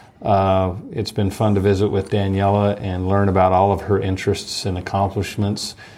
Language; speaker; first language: English; native; English